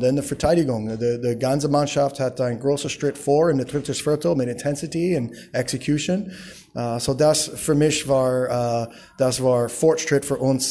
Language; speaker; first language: German; non-native, learner; English